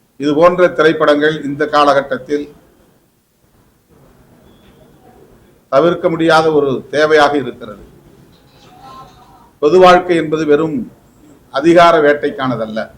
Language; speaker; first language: Tamil; native; Tamil